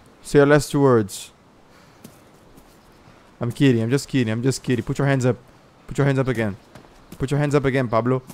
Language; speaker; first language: English; non-native, fluent; Portuguese